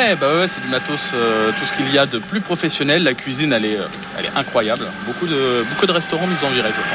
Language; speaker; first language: French; native; French